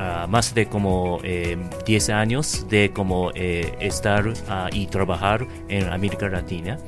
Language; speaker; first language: Spanish; non-native, learner; Japanese